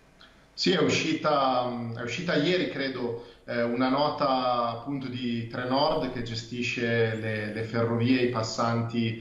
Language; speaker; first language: Italian; native; Italian